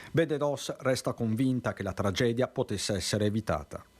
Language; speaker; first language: Italian; native; Italian